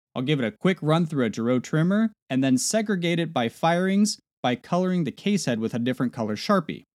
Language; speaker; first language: English; native; English